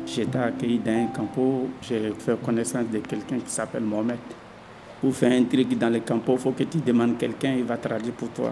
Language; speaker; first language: French; non-native, learner; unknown